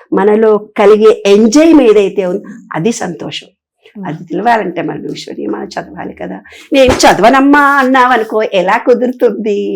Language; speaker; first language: Telugu; native; Telugu